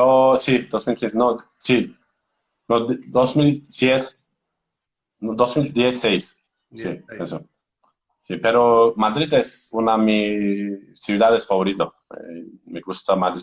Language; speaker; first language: Spanish; non-native, learner; Turkish